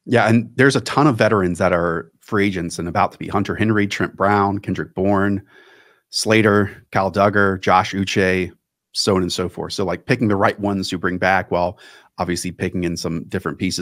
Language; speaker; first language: English; native; English